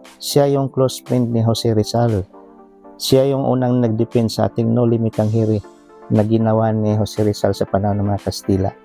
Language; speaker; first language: Filipino; native; Filipino